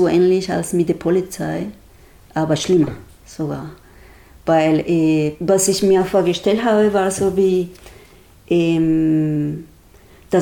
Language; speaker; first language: German; non-native, fluent; Spanish